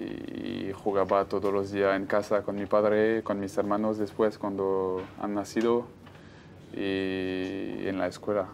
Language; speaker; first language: Spanish; non-native, fluent; French